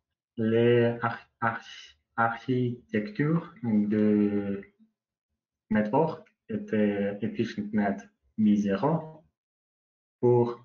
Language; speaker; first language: French; non-native, learner; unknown